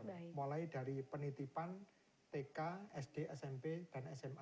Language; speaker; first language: Indonesian; native; Indonesian